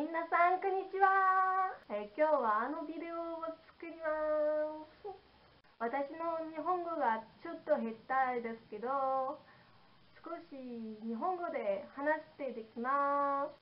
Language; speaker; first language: Japanese; non-native, learner; French